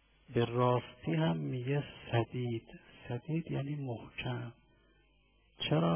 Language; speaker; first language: Persian; native; Persian